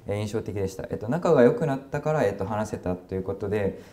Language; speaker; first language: Japanese; native; Japanese